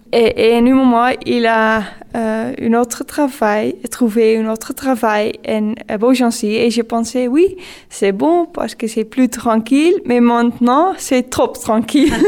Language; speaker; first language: French; non-native, learner; Dutch